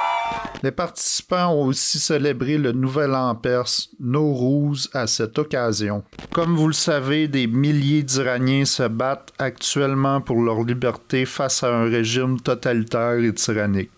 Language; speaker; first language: French; native; French